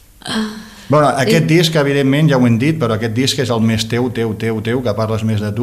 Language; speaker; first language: Catalan; native; Catalan